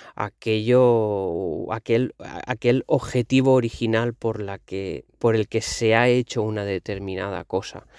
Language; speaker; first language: Spanish; non-native, local second language; Catalan